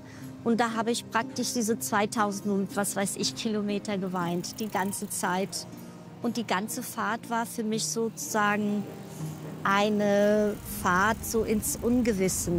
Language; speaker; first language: German; early bilingual, other home language; Portuguese